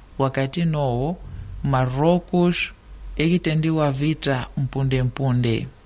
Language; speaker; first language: Swahili; native; Swahili